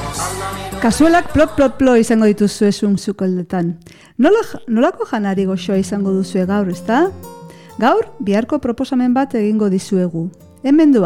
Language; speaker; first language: Basque; native; Basque